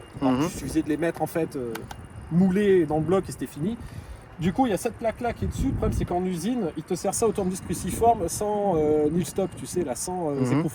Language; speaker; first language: French; native; French